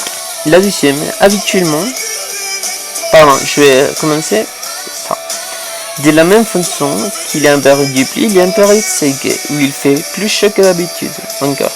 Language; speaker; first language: French; non-native, fluent; Spanish